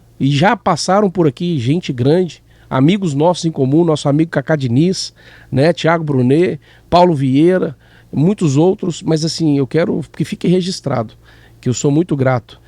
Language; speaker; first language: Portuguese; native; Portuguese